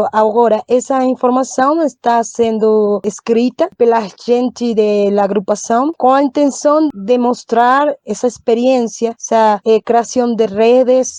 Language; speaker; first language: Portuguese; non-native, learner; Spanish